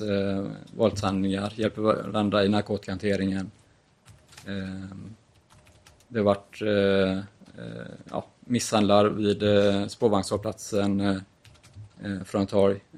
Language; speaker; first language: Swedish; native; Swedish